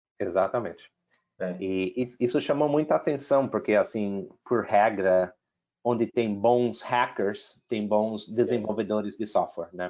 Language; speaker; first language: Portuguese; non-native, fluent; English